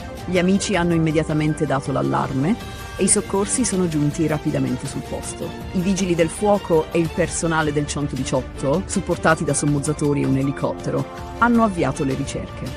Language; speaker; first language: Italian; native; Italian